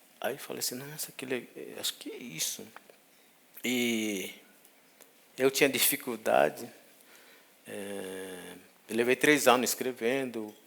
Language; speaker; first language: Portuguese; non-native, local second language; Guarani